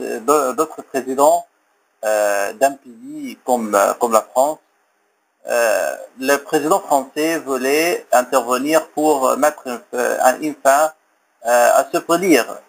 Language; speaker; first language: French; non-native, learner; Arabic